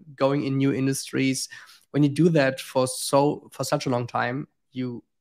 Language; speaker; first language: English; non-native, fluent; German